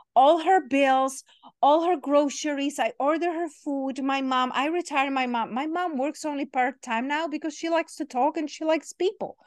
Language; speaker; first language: English; non-native, fluent; Czech